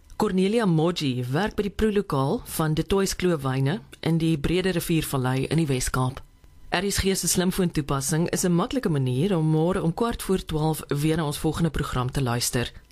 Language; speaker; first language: Afrikaans; native; Afrikaans